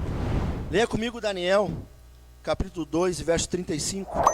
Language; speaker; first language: Portuguese; native; Portuguese